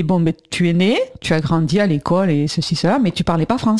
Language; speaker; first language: French; native; French